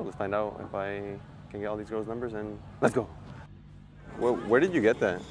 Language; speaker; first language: English; early bilingual, other home language; Spanish